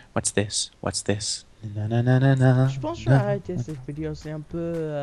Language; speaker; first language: French; non-native, learner; English